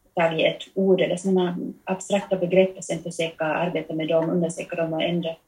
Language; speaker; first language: Swedish; early bilingual, heritage; German